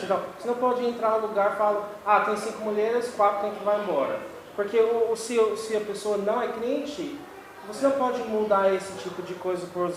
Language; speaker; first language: Portuguese; non-native, fluent; English